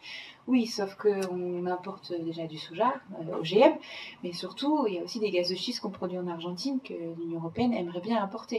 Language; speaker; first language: French; native; French